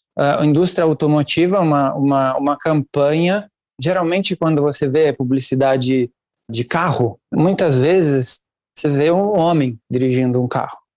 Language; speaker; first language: Portuguese; non-native, fluent; Italian